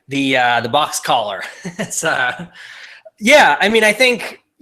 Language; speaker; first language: English; native; English